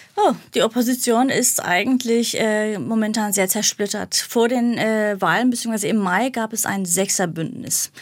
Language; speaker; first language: German; non-native, fluent; Kurdish